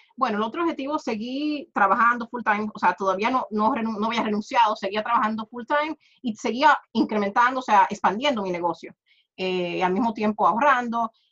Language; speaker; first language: Spanish; early bilingual, heritage; Spanish